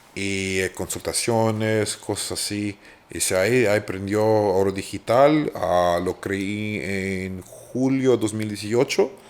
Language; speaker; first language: Spanish; early bilingual, heritage; Spanish